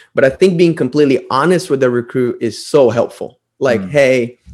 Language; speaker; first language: English; non-native, fluent; Portuguese